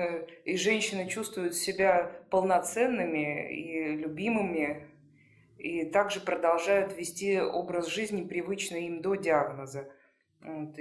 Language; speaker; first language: Russian; native; Russian